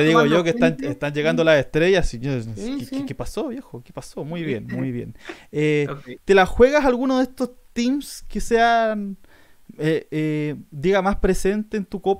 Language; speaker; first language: Spanish; native; Spanish